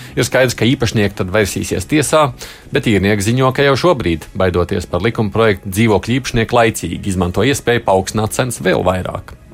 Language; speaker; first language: Latvian; native; Latvian